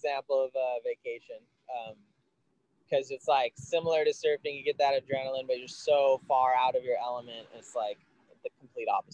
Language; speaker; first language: English; native; English